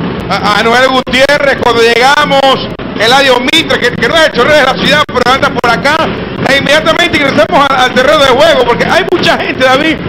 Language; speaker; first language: Spanish; native; Spanish